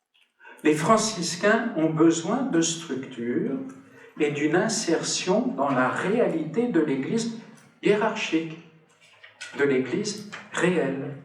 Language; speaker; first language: French; native; French